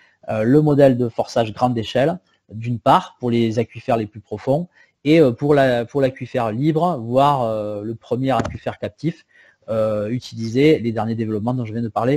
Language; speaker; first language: French; native; French